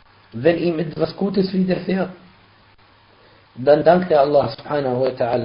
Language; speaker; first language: German; non-native, fluent; Arabic